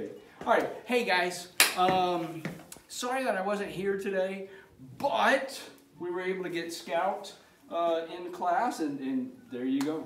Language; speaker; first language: English; native; English